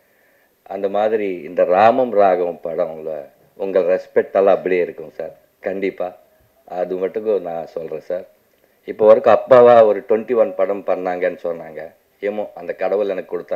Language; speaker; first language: Tamil; non-native, local second language; Telugu